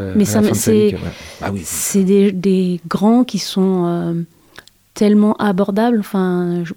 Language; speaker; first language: French; native; French